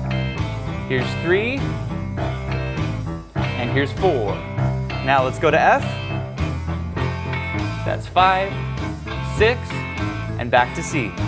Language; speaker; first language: English; native; English